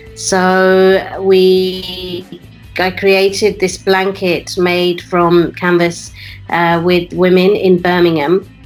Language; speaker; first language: English; native; English